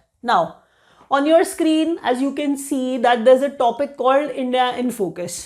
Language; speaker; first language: English; non-native, local second language; Hindi